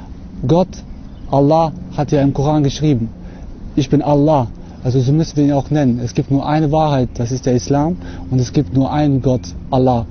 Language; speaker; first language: German; early bilingual, other home language; Russian